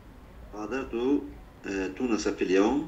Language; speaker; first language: Arabic; non-native, learner; Turkish